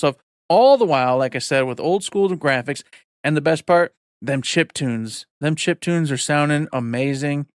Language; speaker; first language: English; native; English